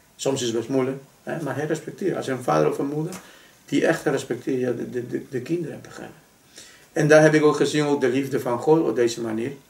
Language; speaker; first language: Dutch; non-native, fluent; Spanish